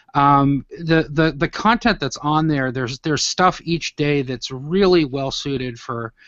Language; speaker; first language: English; native; English